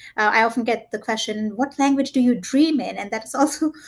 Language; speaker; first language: English; early bilingual, heritage; German